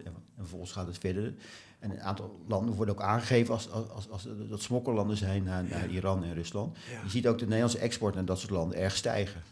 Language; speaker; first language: Dutch; native; Dutch